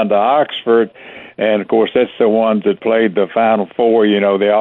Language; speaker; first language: English; native; English